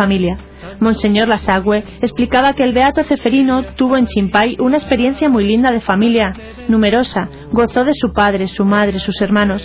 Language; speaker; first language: Spanish; native; Spanish